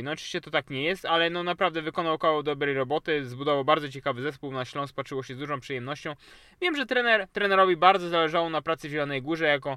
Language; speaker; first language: Polish; native; Polish